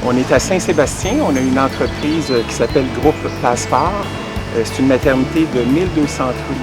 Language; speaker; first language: French; native; French